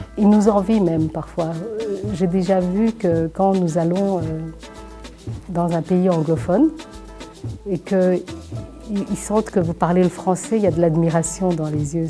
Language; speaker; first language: French; non-native, local second language; Rundi